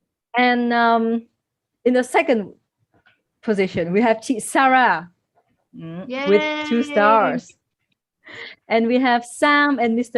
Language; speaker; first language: English; non-native, fluent; Vietnamese